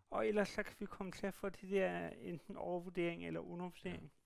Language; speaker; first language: Danish; native; Danish